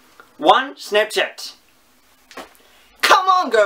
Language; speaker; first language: English; non-native, learner; Danish